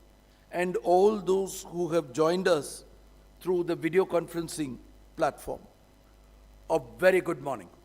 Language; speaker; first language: English; non-native, local second language; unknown